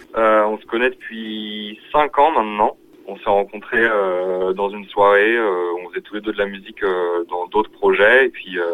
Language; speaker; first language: French; native; French